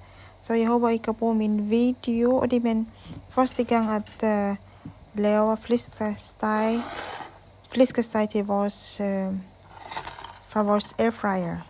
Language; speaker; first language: Danish; non-native, fluent; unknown